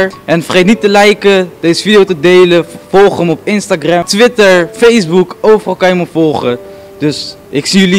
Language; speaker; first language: Dutch; native; Dutch